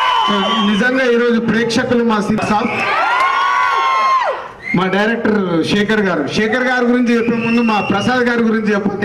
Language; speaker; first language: Telugu; native; Telugu